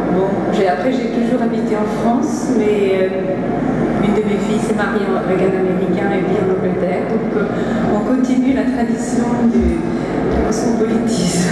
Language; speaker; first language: French; early bilingual, heritage; French